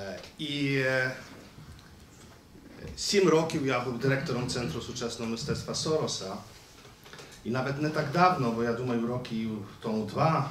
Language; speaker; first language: Ukrainian; native; Ukrainian